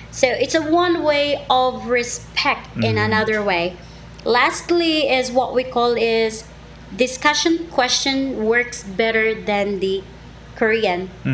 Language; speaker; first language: English; non-native, local second language; Cebuano